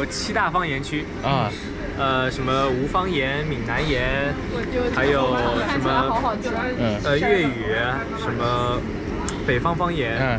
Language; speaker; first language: Chinese; native; Chinese